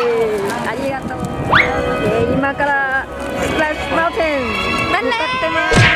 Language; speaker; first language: Japanese; non-native, learner; Lao